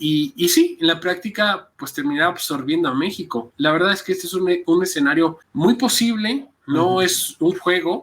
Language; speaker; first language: Spanish; native; Spanish